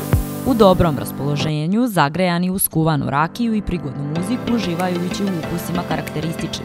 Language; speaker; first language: Serbian; native; Serbian